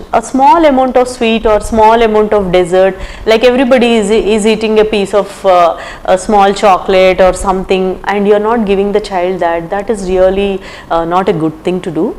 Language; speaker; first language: English; non-native, local second language; Telugu